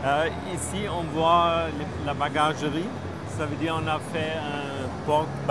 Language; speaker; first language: French; non-native, fluent; German